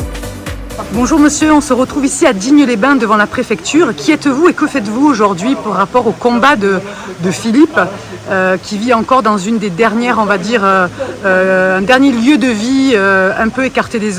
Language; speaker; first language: French; native; French